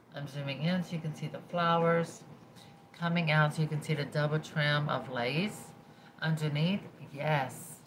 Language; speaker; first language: English; early bilingual, other home language; Spanish